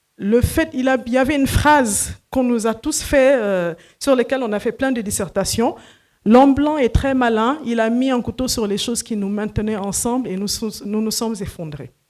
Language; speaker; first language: French; non-native, local second language; Fula